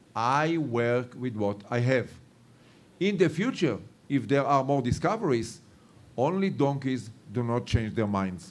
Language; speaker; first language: English; non-native, fluent; Hebrew